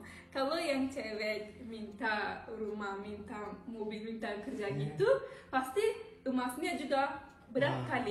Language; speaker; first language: Indonesian; non-native, learner; Turkish